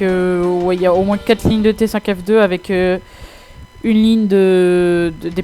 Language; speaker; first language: French; native; French